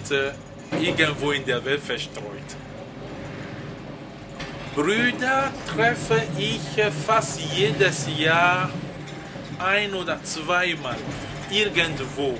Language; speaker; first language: German; non-native, fluent; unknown